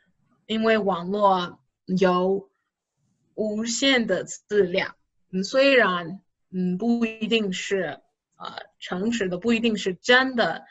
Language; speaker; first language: Chinese; non-native, fluent; English